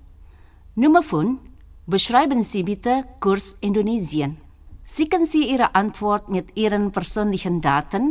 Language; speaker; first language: German; non-native, fluent; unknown